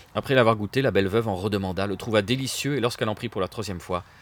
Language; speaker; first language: French; native; French